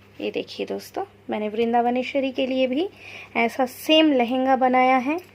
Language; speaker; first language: Hindi; non-native, local second language; Bangla